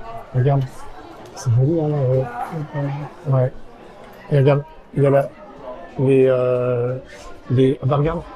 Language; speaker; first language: French; native; French